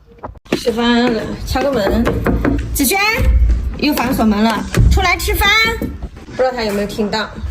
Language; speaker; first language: Chinese; native; Chinese